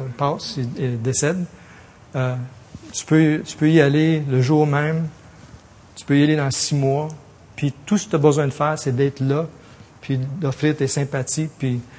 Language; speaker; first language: French; native; French